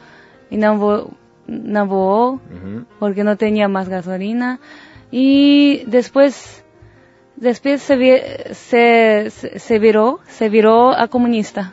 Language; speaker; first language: Spanish; non-native, learner; Japanese